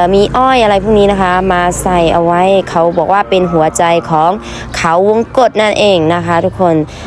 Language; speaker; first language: Thai; non-native, fluent; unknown